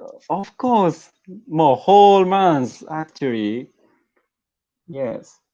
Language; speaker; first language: English; non-native, learner; Japanese